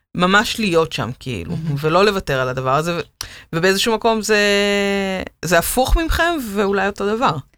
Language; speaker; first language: Hebrew; native; Hebrew